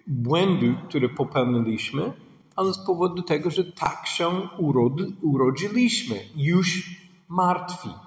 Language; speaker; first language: Polish; non-native, fluent; English